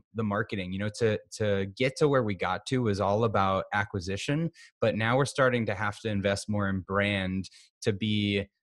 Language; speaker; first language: English; native; English